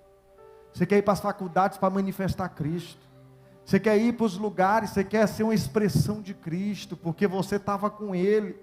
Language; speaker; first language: Portuguese; native; Portuguese